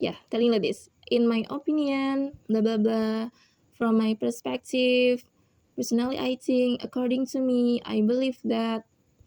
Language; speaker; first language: English; non-native, learner; Indonesian